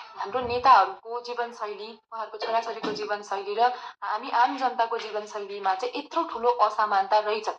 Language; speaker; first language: Nepali; native; Nepali